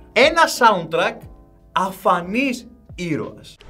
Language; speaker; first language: Greek; native; Greek